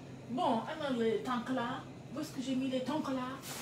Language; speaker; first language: French; non-native, local second language; Wolof